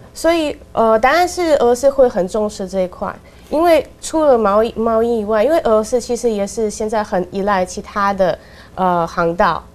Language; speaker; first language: Chinese; non-native, fluent; Russian